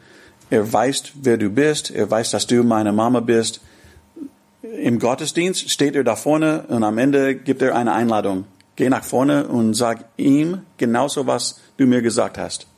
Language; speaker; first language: German; non-native, fluent; English